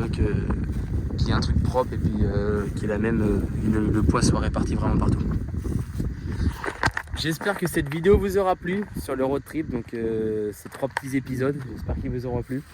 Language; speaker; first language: French; native; French